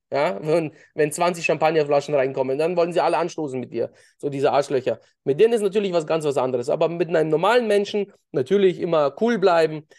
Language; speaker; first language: German; early bilingual, other home language; Russian